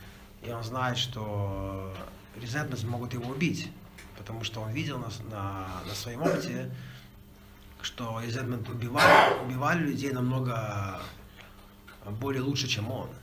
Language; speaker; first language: Russian; native; Russian